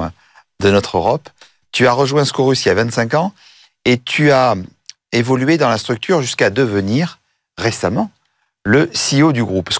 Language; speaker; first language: French; native; French